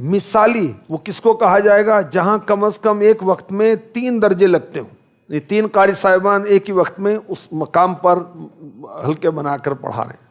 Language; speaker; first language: Urdu; native; Urdu